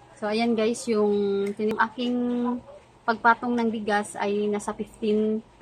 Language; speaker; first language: Filipino; non-native, local second language; Cebuano